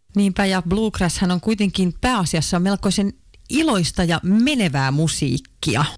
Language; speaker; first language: Finnish; native; Finnish